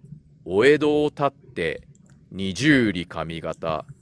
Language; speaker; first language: Japanese; native; Japanese